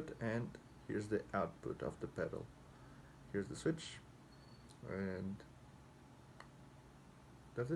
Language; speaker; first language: English; non-native, fluent; Spanish